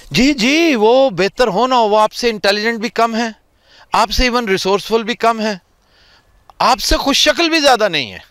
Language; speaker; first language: Urdu; native; Urdu